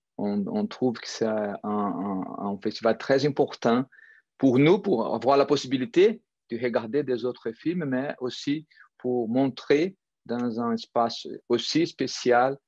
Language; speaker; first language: French; non-native, fluent; Portuguese